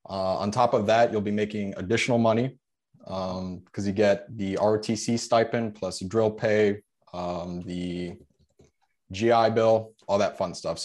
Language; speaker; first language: English; early bilingual, other home language; Polish